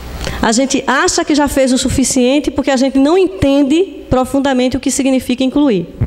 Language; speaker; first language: Portuguese; native; Portuguese